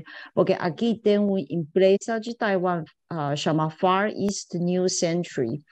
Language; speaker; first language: Portuguese; non-native, fluent; Chinese